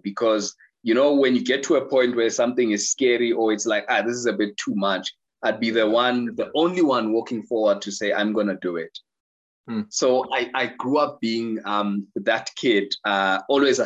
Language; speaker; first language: English; non-native, local second language; Zulu